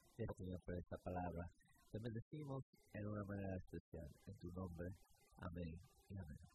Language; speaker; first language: Spanish; early bilingual, heritage; English